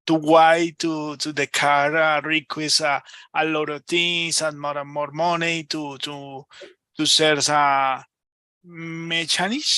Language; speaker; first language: English; non-native, learner; Spanish